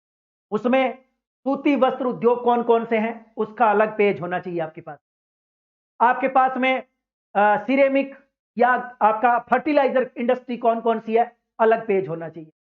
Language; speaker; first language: Hindi; native; Hindi